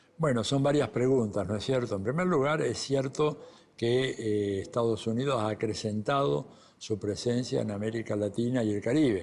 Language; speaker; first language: Spanish; native; Spanish